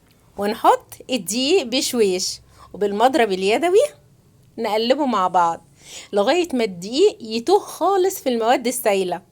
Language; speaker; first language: Arabic; native; Arabic